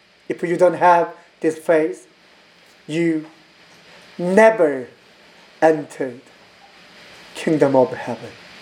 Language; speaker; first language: English; non-native, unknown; Korean